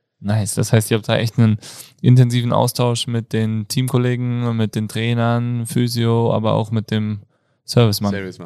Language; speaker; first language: German; native; German